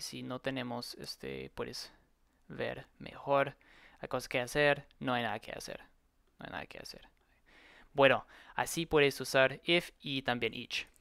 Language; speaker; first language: Spanish; non-native, learner; English